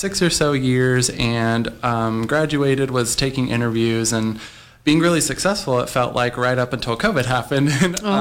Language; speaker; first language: English; native; English